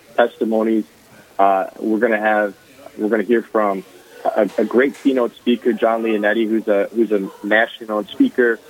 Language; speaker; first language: English; native; English